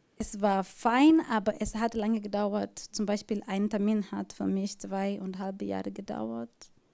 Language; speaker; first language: German; non-native, learner; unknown